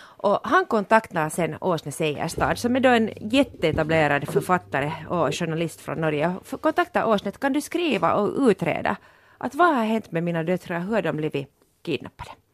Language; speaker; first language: Swedish; non-native, local second language; Finnish